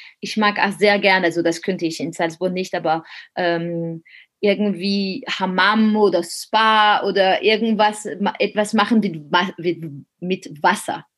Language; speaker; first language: German; non-native, fluent; French